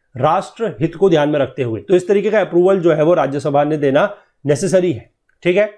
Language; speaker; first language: Hindi; native; Hindi